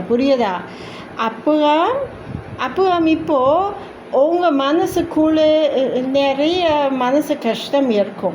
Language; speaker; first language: Tamil; non-native, learner; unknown